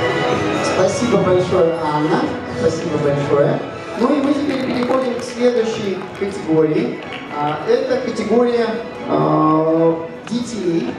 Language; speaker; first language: Russian; native; Russian